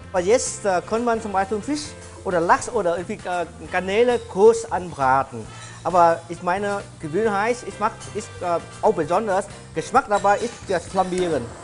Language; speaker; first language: German; non-native, learner; Vietnamese